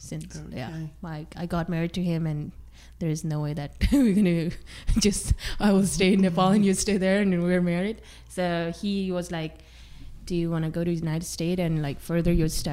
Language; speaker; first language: English; non-native, local second language; Sherpa